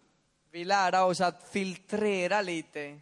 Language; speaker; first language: Swedish; non-native, fluent; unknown